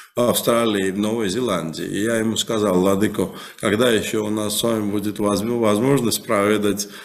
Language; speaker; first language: Russian; non-native, local second language; Georgian